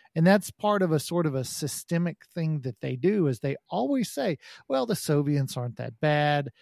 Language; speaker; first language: English; native; English